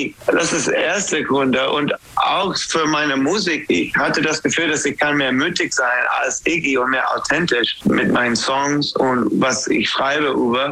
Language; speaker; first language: German; non-native, learner; English